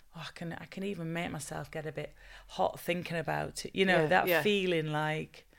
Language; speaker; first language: English; native; English